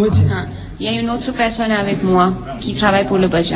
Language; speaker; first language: French; non-native, learner; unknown